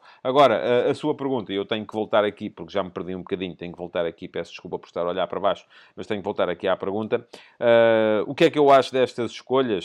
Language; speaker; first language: Portuguese; native; Portuguese